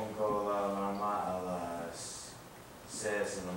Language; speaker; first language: Spanish; non-native, learner; English